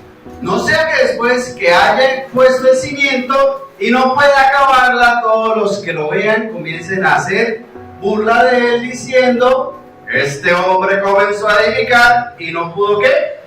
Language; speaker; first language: Spanish; native; Spanish